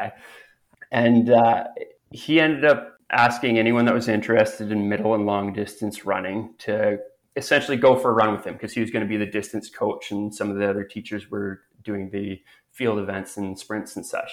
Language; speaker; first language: English; native; English